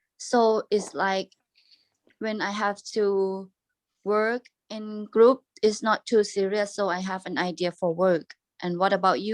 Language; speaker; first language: English; non-native, learner; Thai